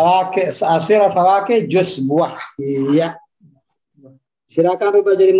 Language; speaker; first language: Indonesian; native; Indonesian